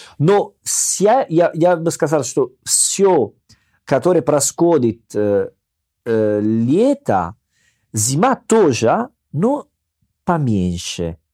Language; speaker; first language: Russian; non-native, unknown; Italian